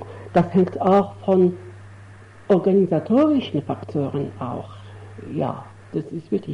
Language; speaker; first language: German; non-native, fluent; Arabic